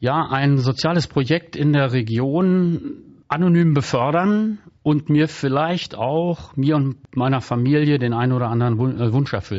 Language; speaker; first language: German; native; German